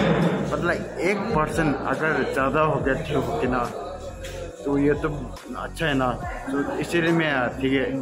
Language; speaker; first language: Hindi; non-native, local second language; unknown